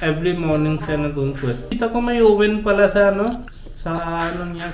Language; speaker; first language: Filipino; non-native, learner; Hindi